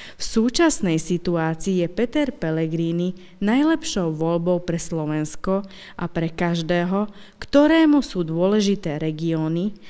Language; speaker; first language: Slovak; non-native, local second language; Hungarian